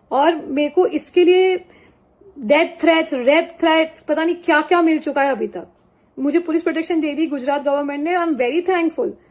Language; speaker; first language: Hindi; non-native, local second language; Gujarati